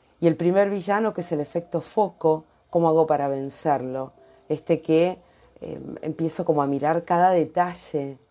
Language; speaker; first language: Spanish; native; Spanish